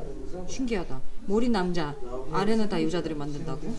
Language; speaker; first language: Korean; non-native, fluent; Uzbek